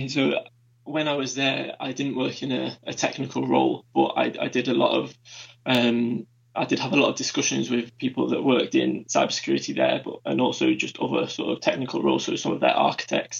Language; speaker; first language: English; native; English